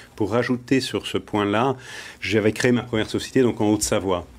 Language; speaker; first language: French; native; French